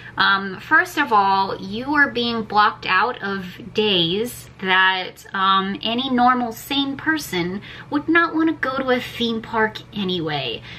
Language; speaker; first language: English; native; English